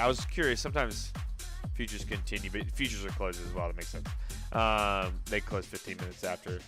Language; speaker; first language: English; native; English